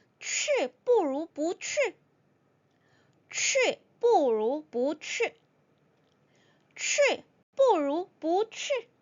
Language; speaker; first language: Chinese; non-native, fluent; Korean